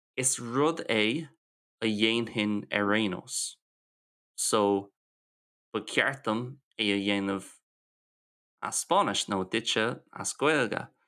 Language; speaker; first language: Irish; non-native, local second language; English